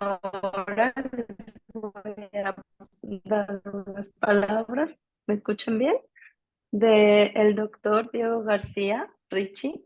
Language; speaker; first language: Spanish; native; Spanish